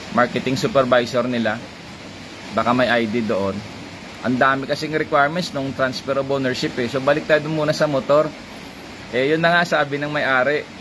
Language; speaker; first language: Filipino; non-native, local second language; Hiligaynon